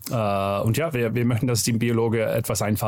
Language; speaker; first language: German; non-native, learner; Dutch